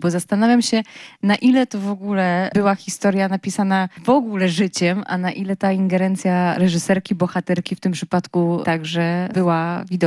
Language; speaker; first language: Polish; native; Polish